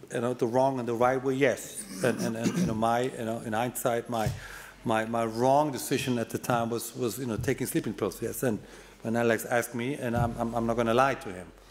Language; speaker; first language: English; non-native, fluent; German